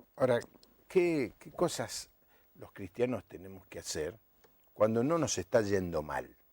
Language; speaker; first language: Spanish; native; Spanish